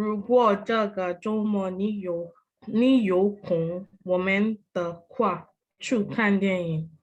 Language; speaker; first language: Chinese; non-native, learner; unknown